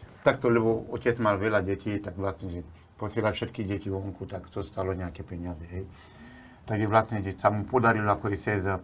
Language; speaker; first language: Slovak; non-native, fluent; Bambara